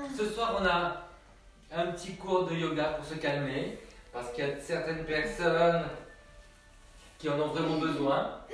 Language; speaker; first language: French; native; French